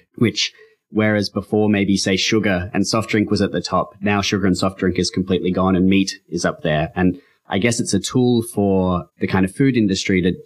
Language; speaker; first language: English; native; English